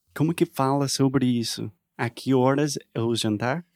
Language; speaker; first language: Portuguese; non-native, learner; English